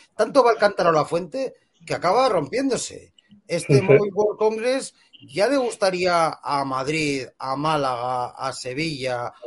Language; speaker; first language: Spanish; native; Spanish